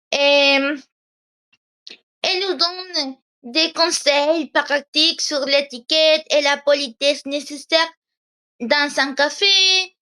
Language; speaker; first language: French; non-native, learner; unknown